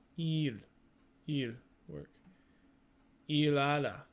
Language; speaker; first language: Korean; non-native, learner; English